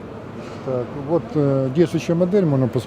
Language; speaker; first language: Russian; native; Russian